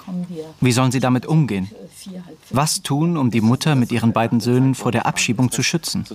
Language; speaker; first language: German; native; German